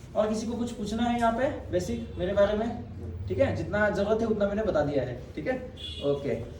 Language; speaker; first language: Hindi; non-native, local second language; Marathi